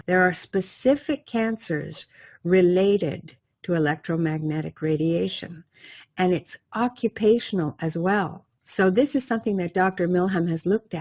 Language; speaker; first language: English; native; English